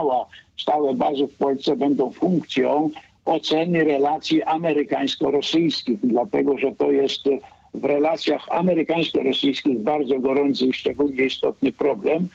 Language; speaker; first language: Polish; native; Polish